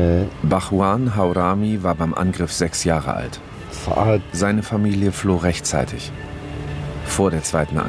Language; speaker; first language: German; native; German